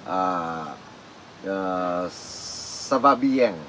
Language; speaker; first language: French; non-native, learner; Vietnamese